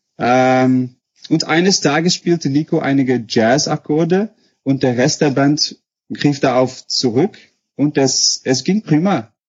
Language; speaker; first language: German; non-native, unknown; Dutch